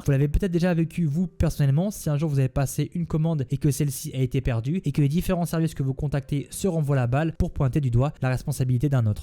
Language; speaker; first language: French; native; French